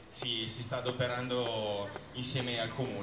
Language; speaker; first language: Italian; native; Italian